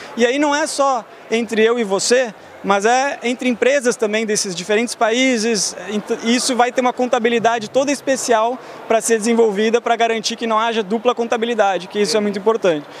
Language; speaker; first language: Portuguese; native; Portuguese